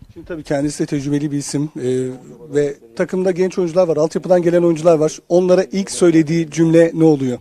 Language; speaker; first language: Turkish; native; Turkish